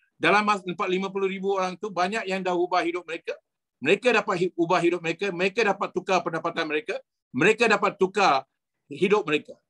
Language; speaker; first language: Malay; non-native, local second language; Tamil